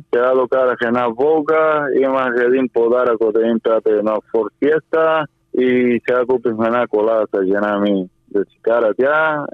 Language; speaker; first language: Bulgarian; non-native, fluent; Spanish